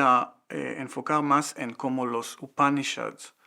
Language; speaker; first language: Spanish; non-native, fluent; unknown